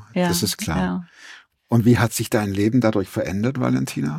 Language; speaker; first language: German; native; German